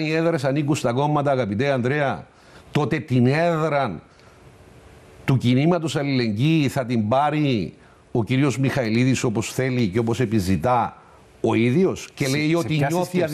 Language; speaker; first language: Greek; native; Greek